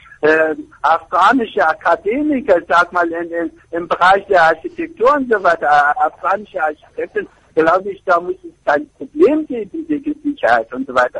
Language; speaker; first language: German; non-native, fluent; Persian